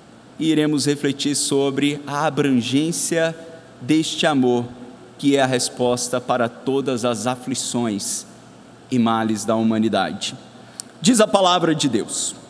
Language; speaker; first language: Portuguese; native; Portuguese